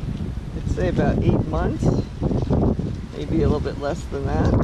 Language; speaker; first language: English; native; English